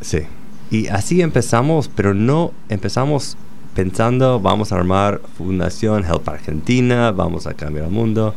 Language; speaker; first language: Spanish; non-native, fluent; English